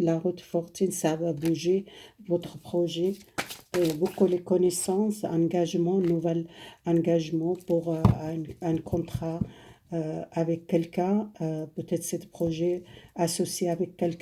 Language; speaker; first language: French; non-native, fluent; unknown